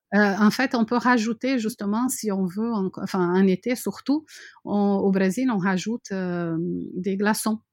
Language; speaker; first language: French; non-native, fluent; Portuguese